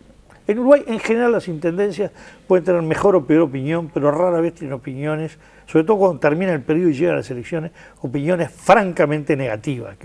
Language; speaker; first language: Spanish; native; Spanish